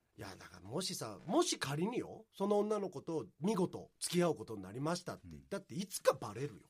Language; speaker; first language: Japanese; native; Japanese